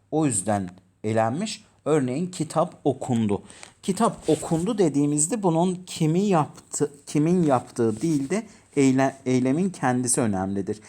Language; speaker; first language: Turkish; native; Turkish